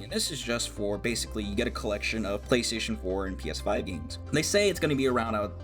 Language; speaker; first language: English; native; English